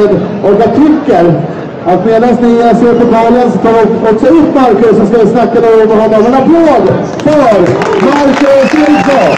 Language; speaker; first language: Swedish; native; Swedish